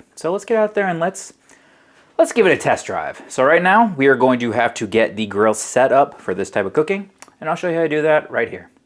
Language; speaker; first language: English; native; English